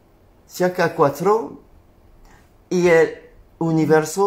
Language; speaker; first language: Spanish; non-native, learner; French